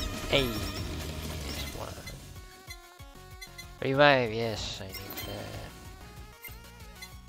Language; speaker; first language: English; non-native, local second language; Malay